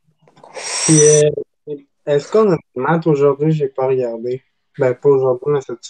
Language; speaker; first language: French; native; French